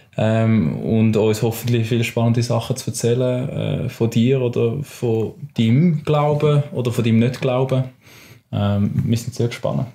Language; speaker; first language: German; native; German